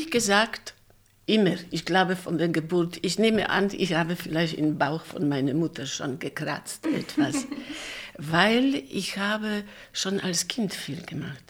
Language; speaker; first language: German; non-native, fluent; Polish